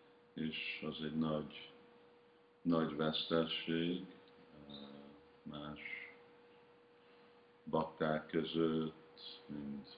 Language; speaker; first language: Hungarian; early bilingual, heritage; Hungarian